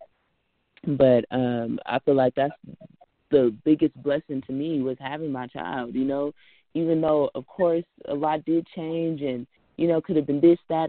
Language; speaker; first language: English; native; English